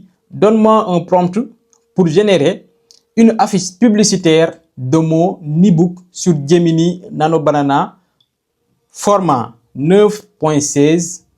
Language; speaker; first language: French; non-native, local second language; Wolof